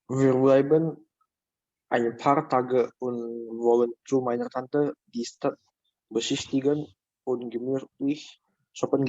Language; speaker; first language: German; non-native, learner; Indonesian